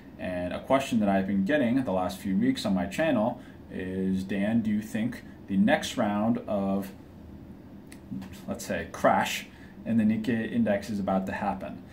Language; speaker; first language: English; early bilingual, other home language; Japanese